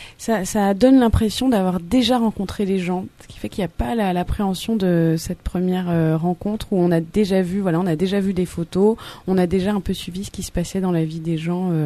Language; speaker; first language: French; native; French